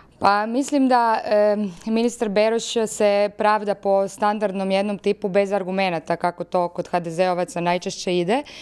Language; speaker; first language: Croatian; native; Croatian